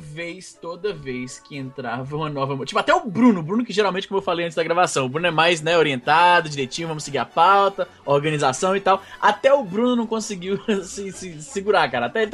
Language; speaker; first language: Portuguese; early bilingual, heritage; Portuguese